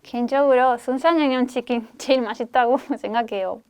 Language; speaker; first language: Korean; non-native, fluent; Spanish